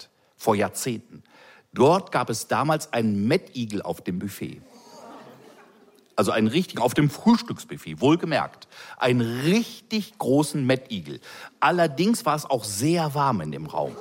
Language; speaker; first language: German; native; German